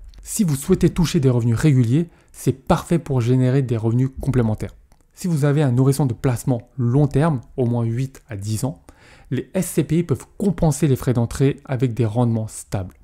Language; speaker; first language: French; native; French